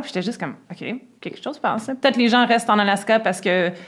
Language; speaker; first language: French; native; French